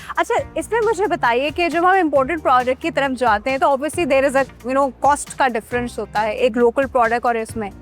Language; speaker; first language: Urdu; native; Urdu